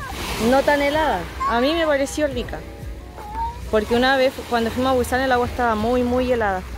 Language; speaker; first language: Spanish; native; Spanish